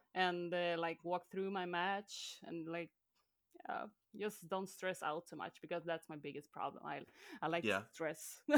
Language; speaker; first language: English; non-native, fluent; Swedish